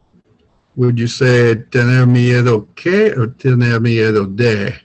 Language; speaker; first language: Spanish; non-native, learner; English